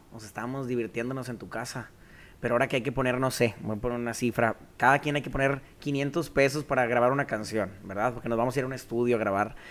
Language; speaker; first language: Spanish; native; Spanish